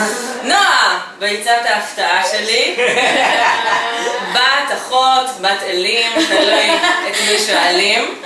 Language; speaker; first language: Hebrew; native; Hebrew